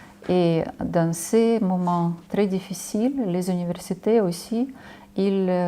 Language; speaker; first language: French; non-native, fluent; Ukrainian